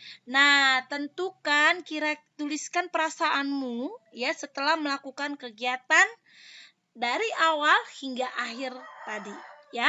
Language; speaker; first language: Indonesian; native; Indonesian